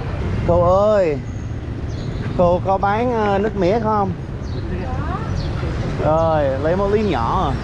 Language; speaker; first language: Vietnamese; non-native, learner; English